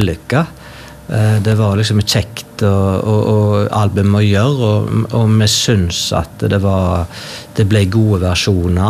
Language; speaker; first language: Norwegian; native; Norwegian